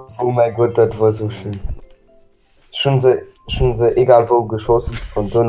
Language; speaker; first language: German; non-native, local second language; Luxembourgish